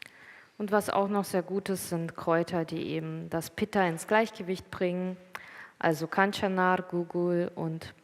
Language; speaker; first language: German; native; German